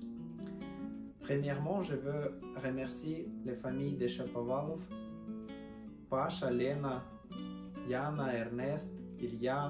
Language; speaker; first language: French; non-native, learner; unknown